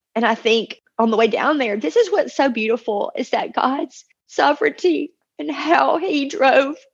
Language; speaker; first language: English; native; English